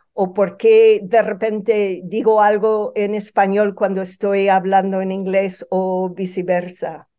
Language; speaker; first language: Spanish; non-native, fluent; English